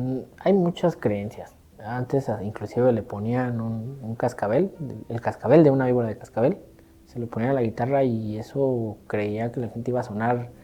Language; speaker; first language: Spanish; native; Spanish